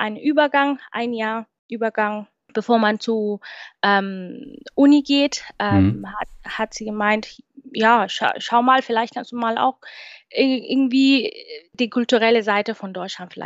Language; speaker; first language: German; non-native, fluent; Swahili